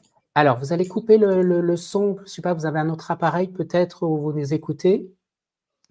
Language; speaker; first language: French; native; French